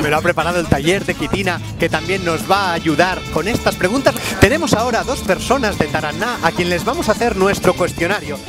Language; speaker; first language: Spanish; native; Spanish